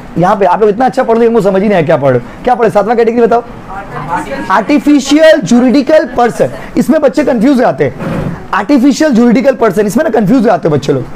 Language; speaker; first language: Hindi; native; Hindi